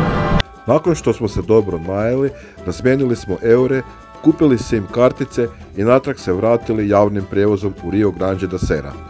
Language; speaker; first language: Croatian; native; Croatian